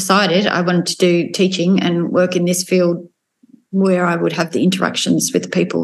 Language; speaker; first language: English; native; English